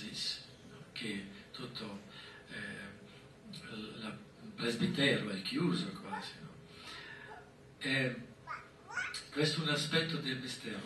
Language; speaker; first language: Italian; non-native, fluent; German